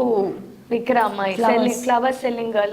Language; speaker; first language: Telugu; non-native, learner; Tamil